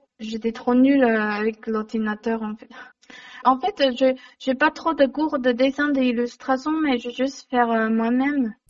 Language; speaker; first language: French; non-native, learner; Chinese